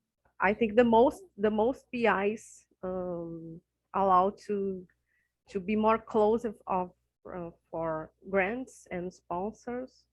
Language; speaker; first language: English; non-native, learner; Portuguese